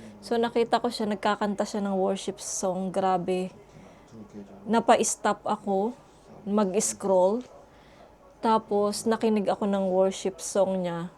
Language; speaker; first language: Filipino; native; Filipino